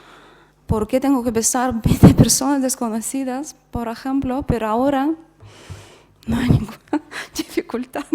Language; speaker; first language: Spanish; non-native, fluent; Russian